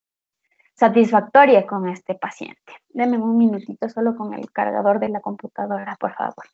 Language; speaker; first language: Spanish; native; Spanish